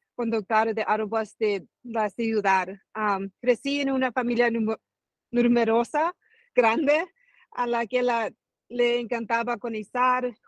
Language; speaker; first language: Spanish; early bilingual, heritage; Spanish